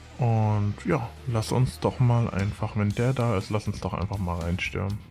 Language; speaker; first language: German; native; German